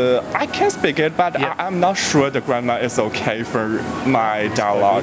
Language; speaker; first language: English; non-native, learner; Chinese